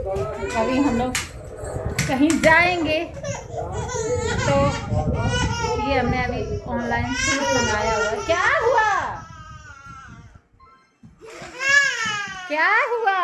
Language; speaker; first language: Hindi; native; Hindi